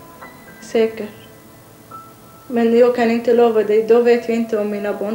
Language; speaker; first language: Swedish; non-native, learner; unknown